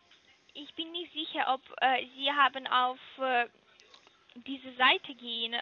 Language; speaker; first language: German; non-native, learner; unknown